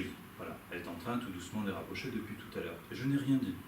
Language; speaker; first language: French; native; French